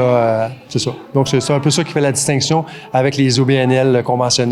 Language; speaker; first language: French; native; French